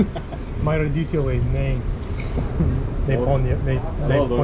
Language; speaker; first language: Russian; non-native, learner; English